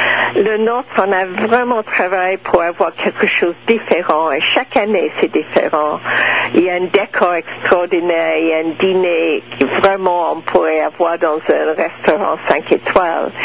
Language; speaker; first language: French; non-native, local second language; English